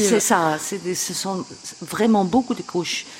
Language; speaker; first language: French; non-native, local second language; Dutch